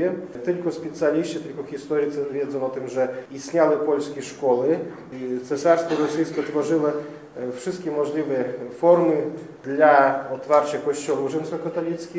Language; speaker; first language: Polish; non-native, fluent; Russian